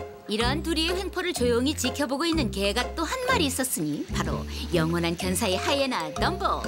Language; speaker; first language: Korean; native; Korean